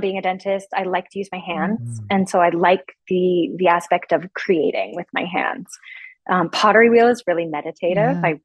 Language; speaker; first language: English; native; English